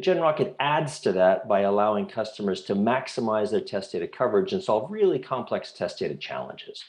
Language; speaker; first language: English; native; English